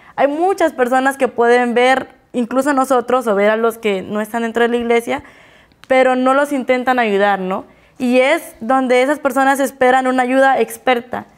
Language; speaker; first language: Spanish; native; Spanish